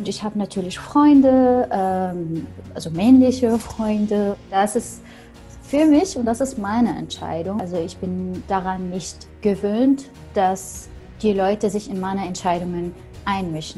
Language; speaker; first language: German; non-native, fluent; Arabic